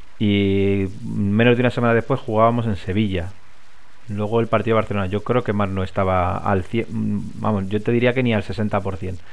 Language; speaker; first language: Spanish; native; Spanish